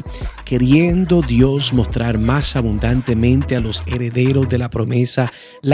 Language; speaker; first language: Spanish; native; Spanish